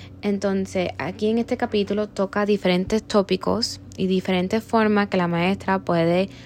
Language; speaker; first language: Spanish; early bilingual, heritage; Spanish